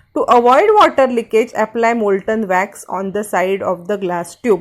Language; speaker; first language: English; non-native, local second language; Marathi